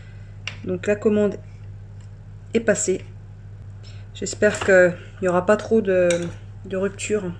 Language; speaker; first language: French; native; French